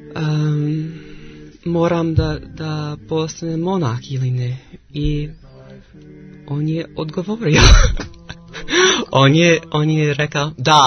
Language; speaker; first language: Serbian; non-native, learner; English